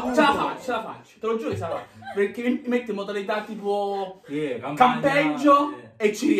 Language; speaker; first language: Italian; native; Italian